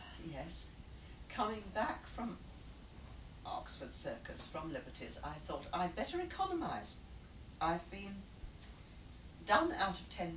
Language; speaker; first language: English; native; English